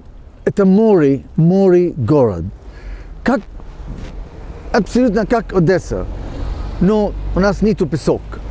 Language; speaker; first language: Ukrainian; non-native, learner; English